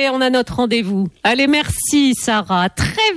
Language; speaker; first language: French; native; French